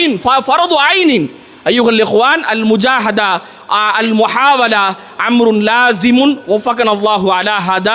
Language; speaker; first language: Arabic; non-native, fluent; Tamil